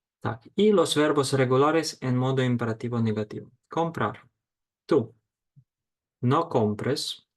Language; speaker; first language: Spanish; non-native, fluent; Ukrainian